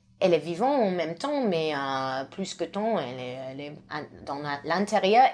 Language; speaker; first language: French; non-native, learner; English